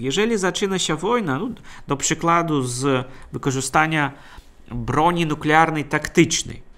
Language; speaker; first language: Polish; non-native, fluent; Russian